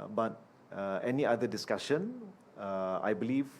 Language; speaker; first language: English; non-native, local second language; Malay